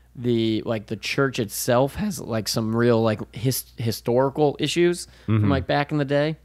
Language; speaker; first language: English; native; English